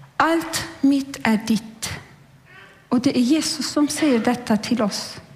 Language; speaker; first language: Swedish; non-native, fluent; Turkish